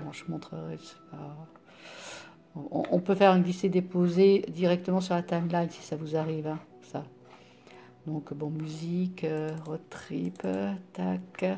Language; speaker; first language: French; native; French